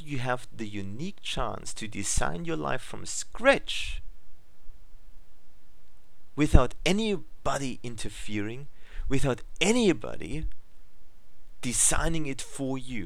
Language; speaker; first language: English; non-native, fluent; German